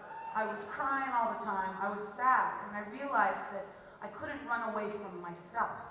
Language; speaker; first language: English; native; English